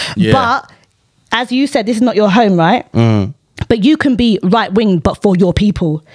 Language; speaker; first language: English; native; English